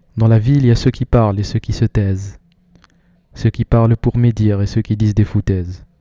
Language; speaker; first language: French; non-native, local second language; Arabic